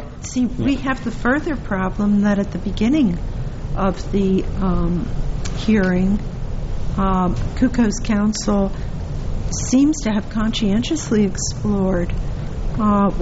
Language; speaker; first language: English; native; English